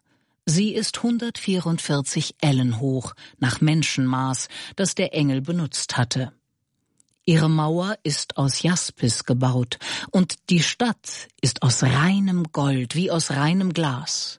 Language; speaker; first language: German; native; German